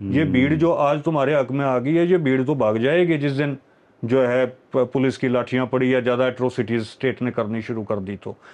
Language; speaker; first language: Hindi; native; Hindi